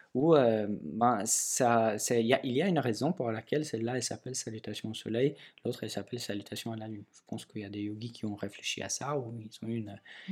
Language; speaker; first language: French; non-native, fluent; Polish